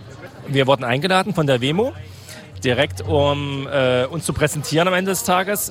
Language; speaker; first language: German; native; German